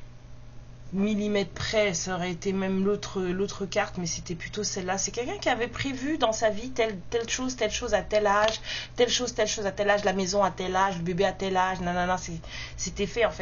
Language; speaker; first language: French; native; French